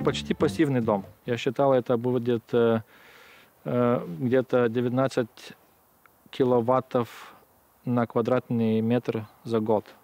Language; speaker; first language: Russian; non-native, local second language; Lithuanian